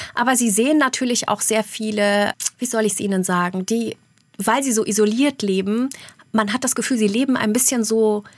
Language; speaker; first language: German; early bilingual, other home language; Albanian